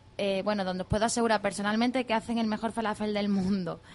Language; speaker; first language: Spanish; native; Spanish